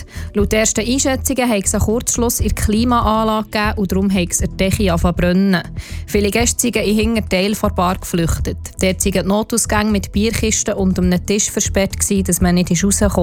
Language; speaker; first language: German; native; German